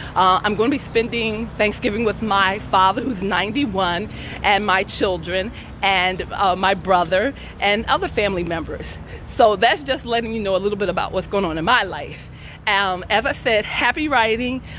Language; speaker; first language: English; native; English